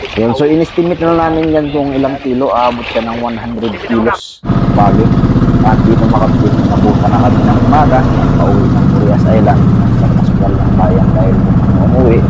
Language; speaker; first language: Filipino; non-native, local second language; Cebuano